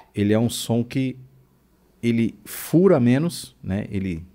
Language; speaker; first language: Portuguese; native; Portuguese